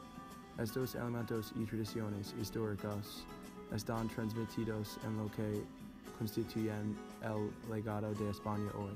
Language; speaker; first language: Spanish; non-native, learner; English